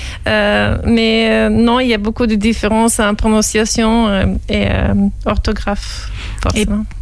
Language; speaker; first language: French; non-native, fluent; Serbian